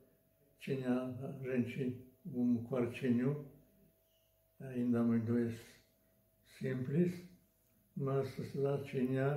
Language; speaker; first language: Portuguese; non-native, learner; Polish